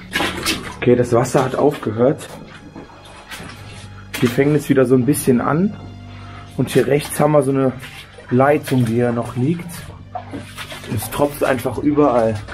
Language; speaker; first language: German; native; German